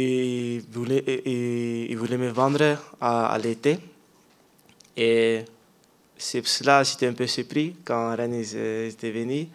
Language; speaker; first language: French; non-native, learner; Dutch